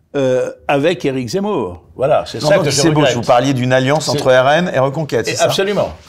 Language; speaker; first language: French; native; French